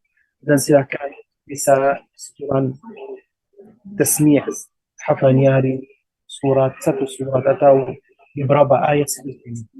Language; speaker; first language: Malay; non-native, learner; Arabic